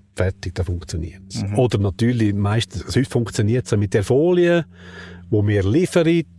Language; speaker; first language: Swiss German; native; Swiss German